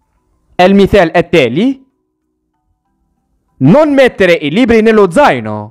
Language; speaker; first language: Italian; non-native, learner; Arabic